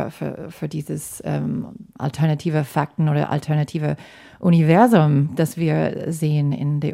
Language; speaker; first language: German; non-native, fluent; English